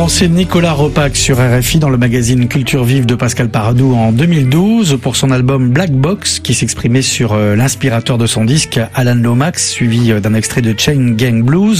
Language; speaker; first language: French; native; French